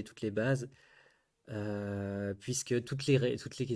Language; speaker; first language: French; native; French